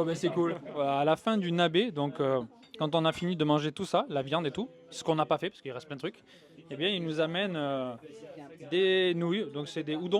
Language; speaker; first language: French; native; French